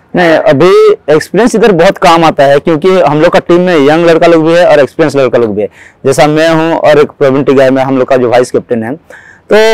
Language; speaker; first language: Hindi; non-native, local second language; Odia